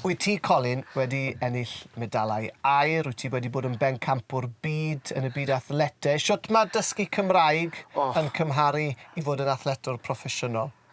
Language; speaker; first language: Welsh; native; Welsh